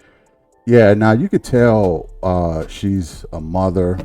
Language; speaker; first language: English; native; English